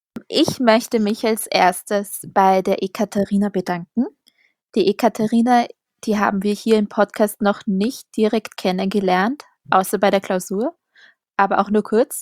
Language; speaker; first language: German; native; German